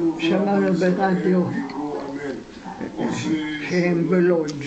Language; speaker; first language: Hebrew; non-native, fluent; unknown